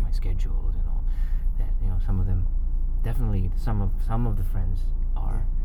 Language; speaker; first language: English; non-native, local second language; Chinese